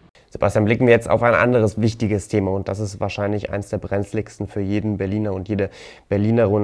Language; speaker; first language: German; native; German